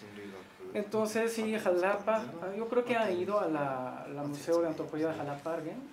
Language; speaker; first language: Spanish; non-native, learner; Japanese